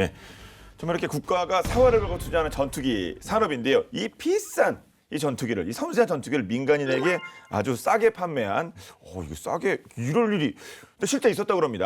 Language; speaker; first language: Korean; native; Korean